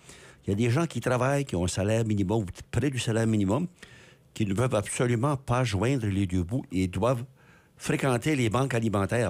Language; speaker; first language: French; native; French